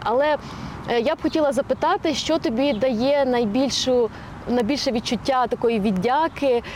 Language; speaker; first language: Ukrainian; native; Ukrainian